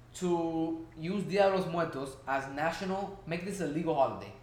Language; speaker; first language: English; early bilingual, heritage; Spanish